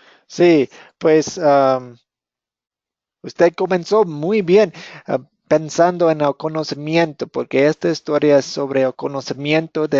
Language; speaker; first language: Spanish; non-native, fluent; English